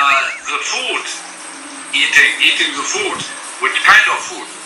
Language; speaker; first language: English; non-native, fluent; German